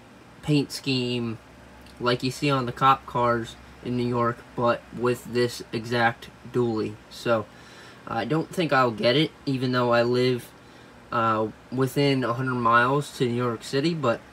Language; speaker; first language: English; native; English